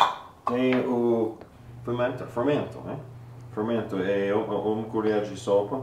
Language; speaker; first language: Portuguese; non-native, learner; English